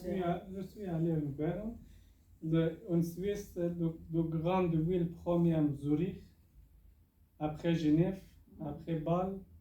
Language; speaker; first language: French; non-native, learner; Persian